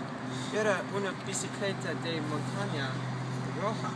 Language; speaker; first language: Spanish; non-native, learner; English